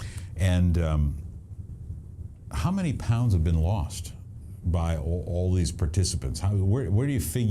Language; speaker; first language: English; native; English